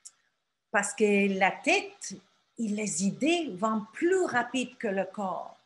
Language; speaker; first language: French; non-native, fluent; Turkish